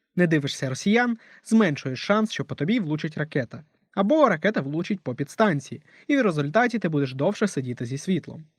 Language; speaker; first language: Ukrainian; non-native, local second language; Russian